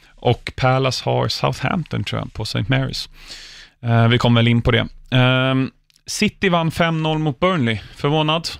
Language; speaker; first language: Swedish; early bilingual, other home language; English